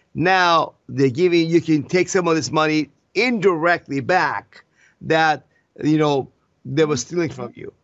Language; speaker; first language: English; non-native, fluent; Persian